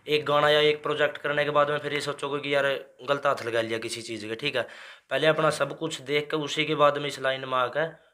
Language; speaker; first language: Hindi; native; Hindi